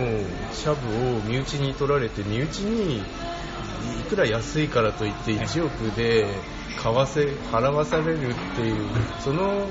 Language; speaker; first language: Japanese; native; Japanese